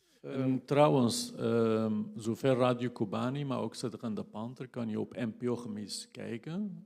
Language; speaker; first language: Dutch; non-native, fluent; Kurdish